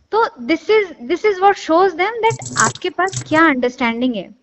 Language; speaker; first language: Hindi; non-native, local second language; Odia